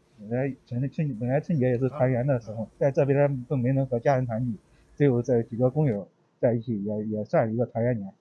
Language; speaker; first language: Chinese; native; Chinese